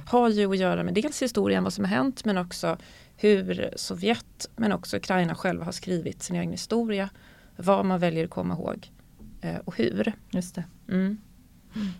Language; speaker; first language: Swedish; native; Swedish